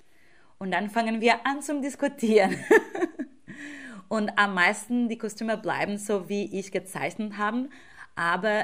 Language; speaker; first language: German; non-native, fluent; Portuguese